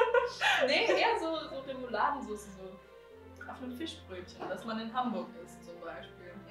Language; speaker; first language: German; non-native, learner; Polish